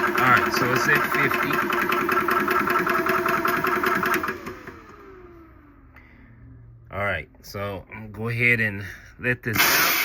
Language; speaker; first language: English; native; English